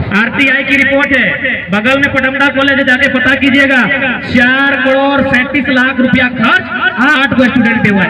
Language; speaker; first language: Hindi; non-native, local second language; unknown